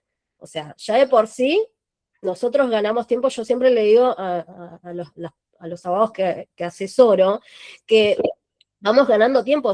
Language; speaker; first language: Spanish; native; Spanish